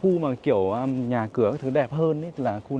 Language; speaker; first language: Vietnamese; native; Vietnamese